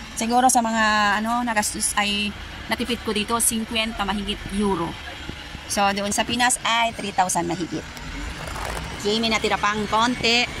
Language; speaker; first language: Filipino; non-native, local second language; Iloko